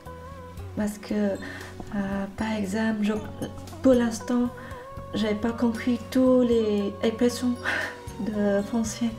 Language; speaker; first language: French; non-native, learner; Vietnamese